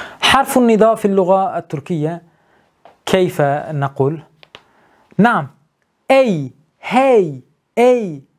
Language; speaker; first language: Arabic; non-native, learner; Turkish